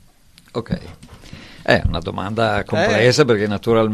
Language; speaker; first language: Italian; native; Italian